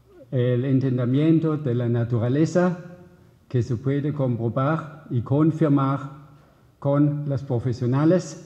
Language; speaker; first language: Spanish; non-native, fluent; German